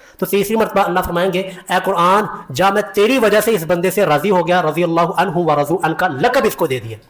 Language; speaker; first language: Urdu; non-native, local second language; Punjabi